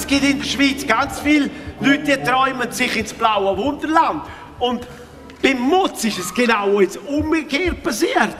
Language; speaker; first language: German; native; German